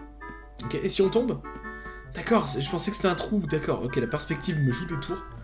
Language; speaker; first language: French; native; French